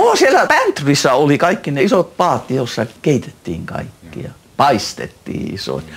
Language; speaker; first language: Finnish; early bilingual, heritage; Finnish